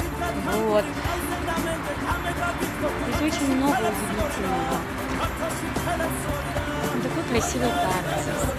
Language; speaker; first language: Russian; non-native, local second language; Kumyk